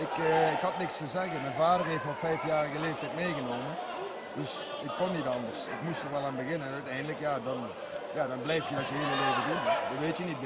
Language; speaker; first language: Dutch; native; Dutch